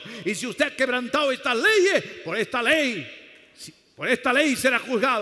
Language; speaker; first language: Spanish; native; Spanish